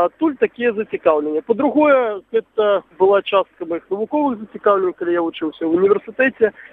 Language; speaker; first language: Belarusian; native; Belarusian